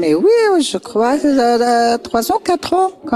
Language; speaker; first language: French; non-native, learner; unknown